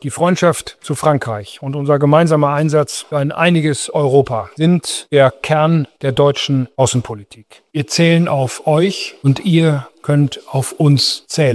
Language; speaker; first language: German; native; German